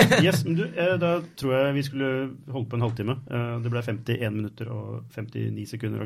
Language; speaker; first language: Norwegian; native; Norwegian